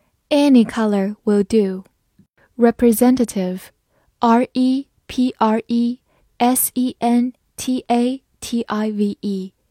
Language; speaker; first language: English; non-native, fluent; Chinese